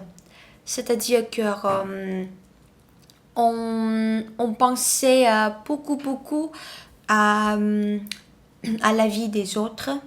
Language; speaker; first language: French; non-native, learner; Vietnamese